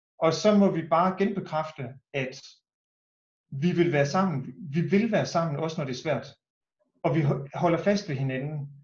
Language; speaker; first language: Danish; native; Danish